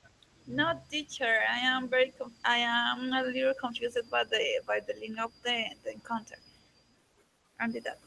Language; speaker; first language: English; non-native, learner; Spanish